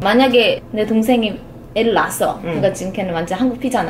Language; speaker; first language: Korean; native; Korean